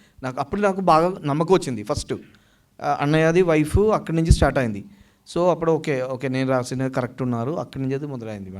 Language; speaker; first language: Telugu; non-native, local second language; Malayalam